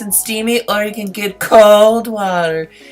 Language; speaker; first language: English; native; English